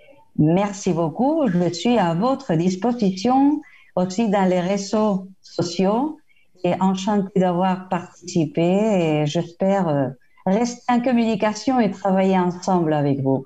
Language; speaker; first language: French; non-native, fluent; Spanish